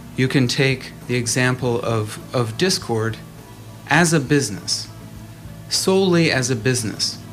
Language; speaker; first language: English; native; English